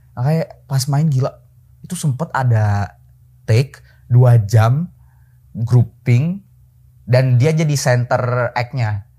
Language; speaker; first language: Indonesian; native; Indonesian